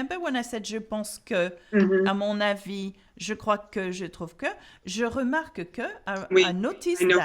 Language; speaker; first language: French; non-native, fluent; English